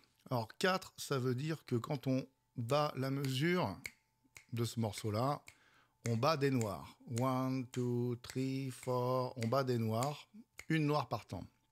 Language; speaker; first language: French; native; French